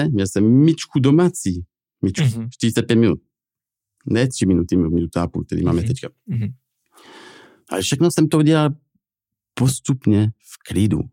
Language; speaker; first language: Czech; non-native, fluent; French